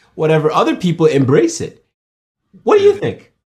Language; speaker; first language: English; non-native, local second language; Yoruba